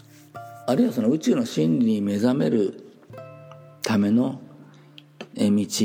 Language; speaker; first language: Japanese; native; Japanese